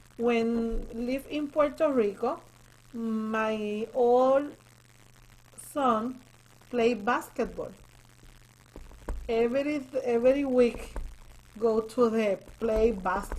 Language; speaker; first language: English; non-native, learner; Spanish